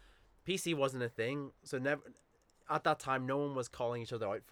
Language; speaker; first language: English; native; English